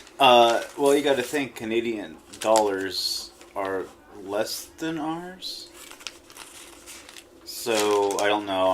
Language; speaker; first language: English; native; English